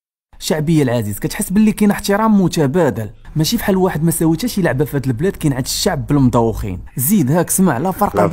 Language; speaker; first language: Arabic; native; Arabic